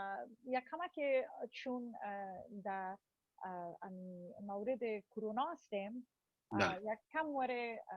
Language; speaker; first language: Persian; early bilingual, heritage; Persian